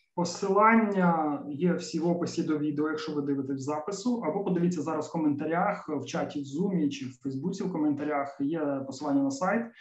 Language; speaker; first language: Ukrainian; native; Ukrainian